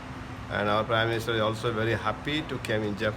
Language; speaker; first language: English; non-native, local second language; Hindi